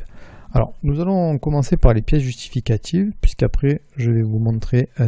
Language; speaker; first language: French; native; French